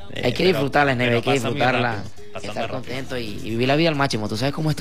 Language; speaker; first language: Spanish; native; Spanish